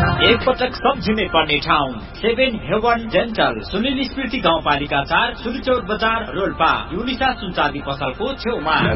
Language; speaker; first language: Nepali; native; Nepali